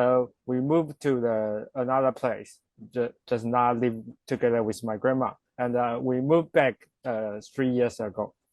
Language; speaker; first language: English; non-native, learner; Chinese